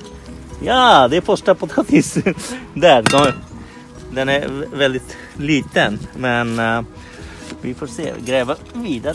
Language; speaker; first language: Swedish; non-native, fluent; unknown